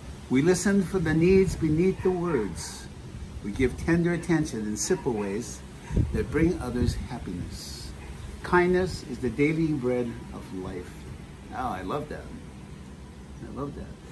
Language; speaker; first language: English; native; English